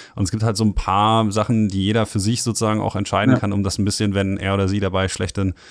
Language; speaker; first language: German; native; German